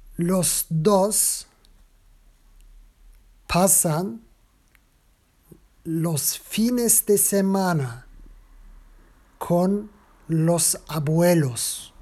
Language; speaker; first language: Spanish; non-native, fluent; Turkish